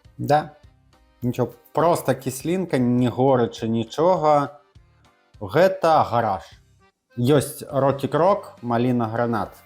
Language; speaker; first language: Belarusian; non-native, local second language; Russian